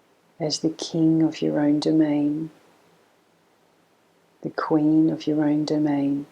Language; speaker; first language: English; native; English